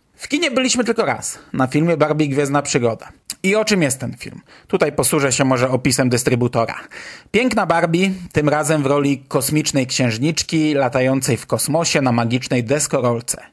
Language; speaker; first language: Polish; native; Polish